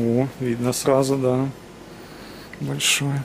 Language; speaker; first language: Russian; native; Russian